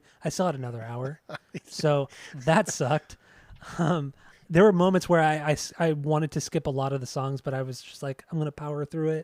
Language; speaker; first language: English; native; English